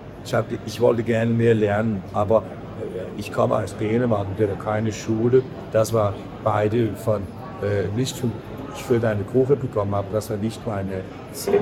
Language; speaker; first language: German; non-native, learner; Danish